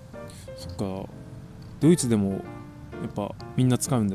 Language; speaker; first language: Japanese; native; Japanese